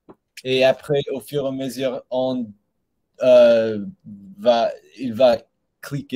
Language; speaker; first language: French; non-native, learner; English